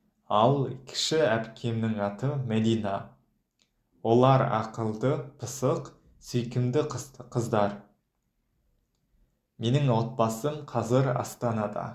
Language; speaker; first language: Kazakh; non-native, fluent; Mongolian